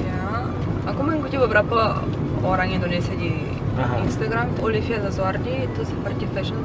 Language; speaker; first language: Indonesian; non-native, fluent; Bulgarian